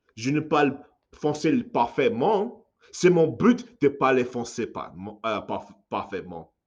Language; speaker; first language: French; non-native, fluent; English